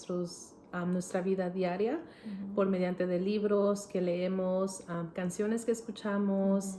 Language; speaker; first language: Spanish; early bilingual, heritage; Spanish